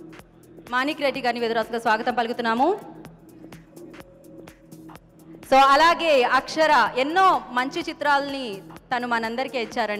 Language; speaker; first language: Telugu; native; Telugu